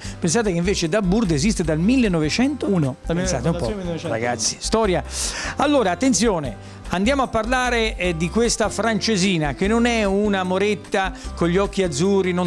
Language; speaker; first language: Italian; native; Italian